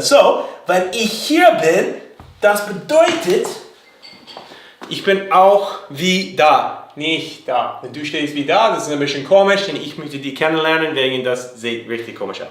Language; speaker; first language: German; non-native, learner; English